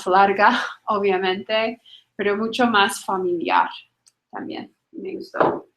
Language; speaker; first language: Spanish; non-native, fluent; English